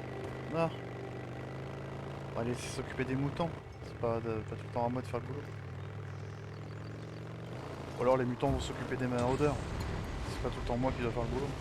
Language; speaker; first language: French; native; French